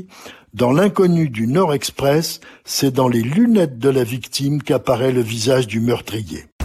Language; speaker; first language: French; native; French